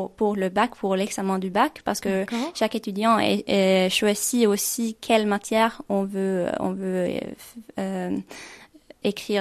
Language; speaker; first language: French; non-native, fluent; Swedish